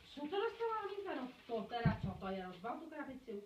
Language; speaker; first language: Czech; native; Czech